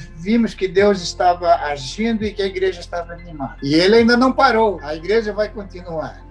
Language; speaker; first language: Portuguese; native; Portuguese